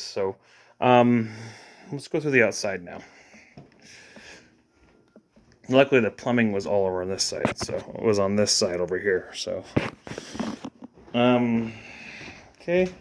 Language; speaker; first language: English; native; English